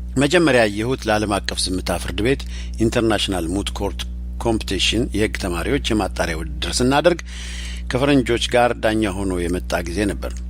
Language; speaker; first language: Amharic; native; Amharic